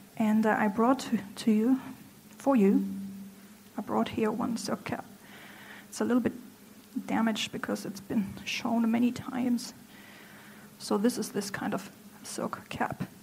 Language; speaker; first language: English; non-native, fluent; German